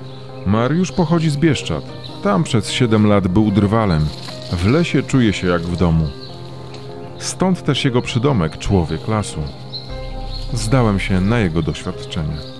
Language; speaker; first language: Polish; native; Polish